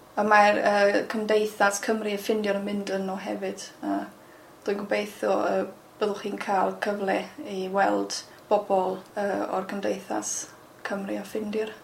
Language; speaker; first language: Welsh; non-native, fluent; German